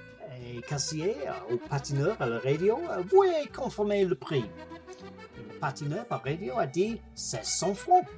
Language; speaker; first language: French; non-native, learner; English